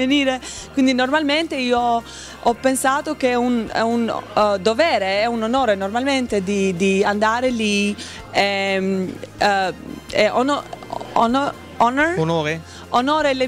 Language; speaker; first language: Italian; non-native, learner; Albanian